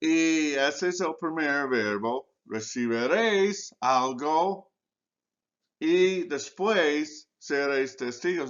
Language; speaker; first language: Spanish; non-native, fluent; English